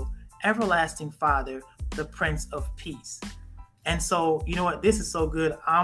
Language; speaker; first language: English; native; English